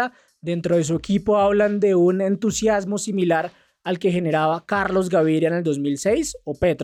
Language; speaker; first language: Spanish; native; Spanish